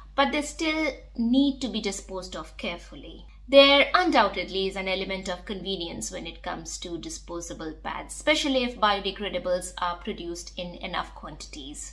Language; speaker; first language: English; non-native, local second language; Bangla